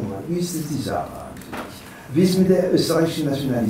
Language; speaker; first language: German; non-native, fluent; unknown